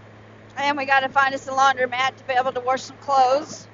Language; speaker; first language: English; native; English